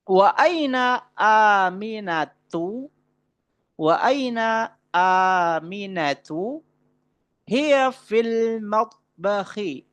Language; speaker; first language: Arabic; non-native, fluent; Indonesian